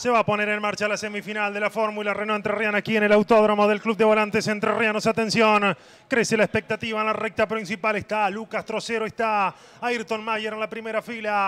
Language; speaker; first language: Spanish; native; Spanish